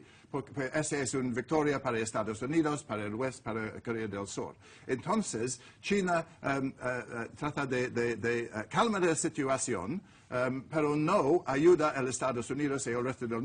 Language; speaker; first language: Spanish; non-native, learner; English